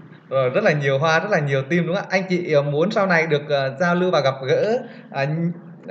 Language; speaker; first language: Vietnamese; native; Vietnamese